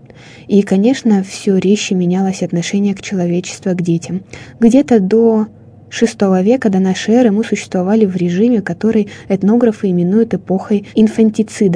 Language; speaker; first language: Russian; native; Russian